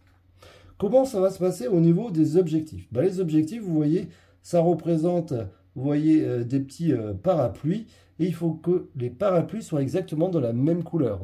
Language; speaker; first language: French; native; French